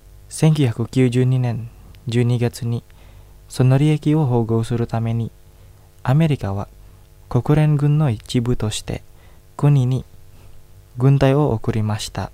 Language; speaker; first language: Japanese; non-native, fluent; Indonesian